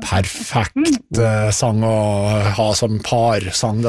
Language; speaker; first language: Norwegian; native; Norwegian